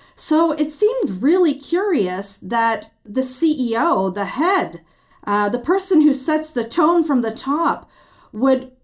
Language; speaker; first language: English; early bilingual, other home language; French